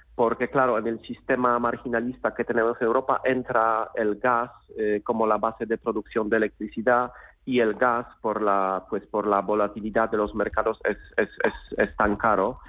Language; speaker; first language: Spanish; non-native, fluent; Polish